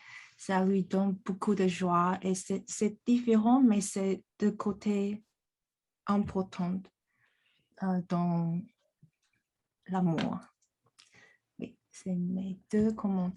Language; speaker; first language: French; non-native, fluent; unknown